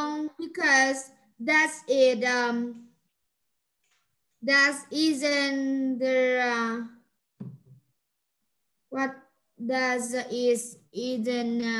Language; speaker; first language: English; non-native, learner; Vietnamese